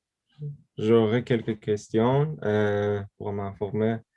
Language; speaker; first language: French; non-native, learner; Persian